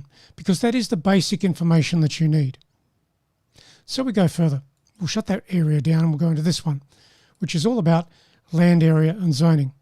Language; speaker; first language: English; native; English